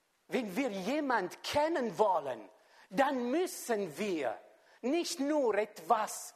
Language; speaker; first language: German; non-native, fluent; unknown